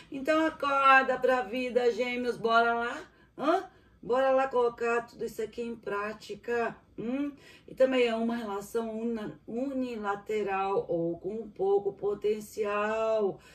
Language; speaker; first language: Portuguese; native; Portuguese